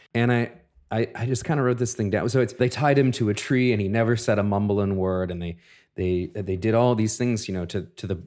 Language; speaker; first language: English; native; English